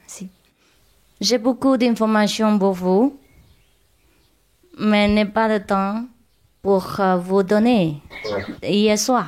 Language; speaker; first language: French; non-native, learner; Chinese